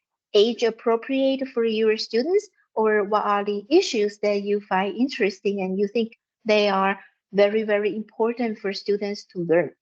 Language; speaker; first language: English; non-native, fluent; Chinese